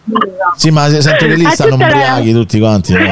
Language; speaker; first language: Italian; native; Italian